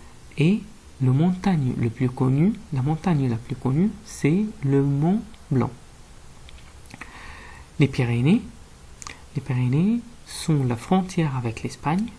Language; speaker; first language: French; non-native, fluent; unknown